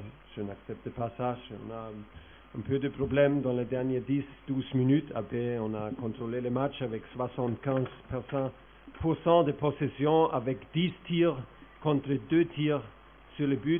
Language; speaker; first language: French; non-native, fluent; German